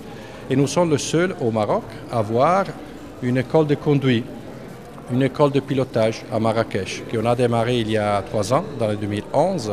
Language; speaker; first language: French; non-native, fluent; Italian